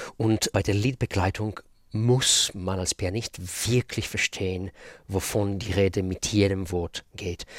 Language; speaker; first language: German; non-native, fluent; Russian